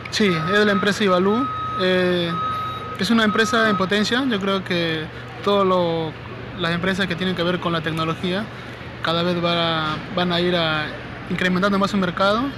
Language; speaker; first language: Spanish; native; Spanish